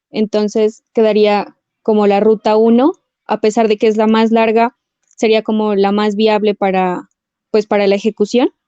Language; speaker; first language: Spanish; native; Spanish